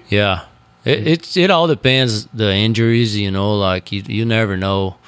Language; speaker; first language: English; non-native, fluent; Portuguese